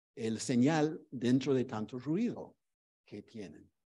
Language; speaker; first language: Spanish; non-native, fluent; English